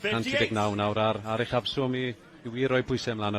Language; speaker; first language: Welsh; native; Welsh